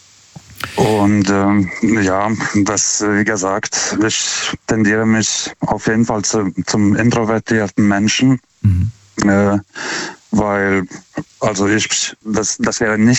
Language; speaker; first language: German; non-native, fluent; Lithuanian